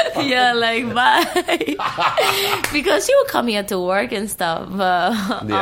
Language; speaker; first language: English; non-native, learner; Spanish